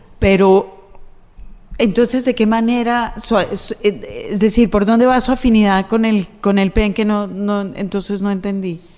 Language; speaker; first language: Spanish; native; Spanish